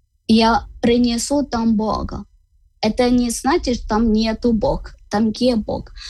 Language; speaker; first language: Ukrainian; non-native, learner; Malayalam